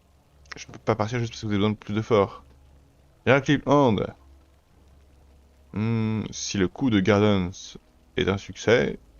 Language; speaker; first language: French; native; French